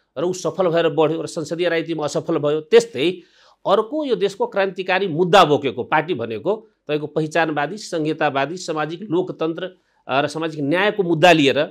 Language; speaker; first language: Nepali; non-native, local second language; Maithili